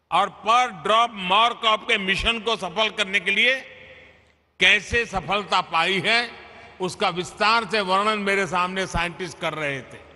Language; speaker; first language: Hindi; non-native, local second language; Gujarati